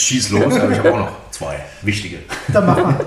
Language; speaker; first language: German; native; German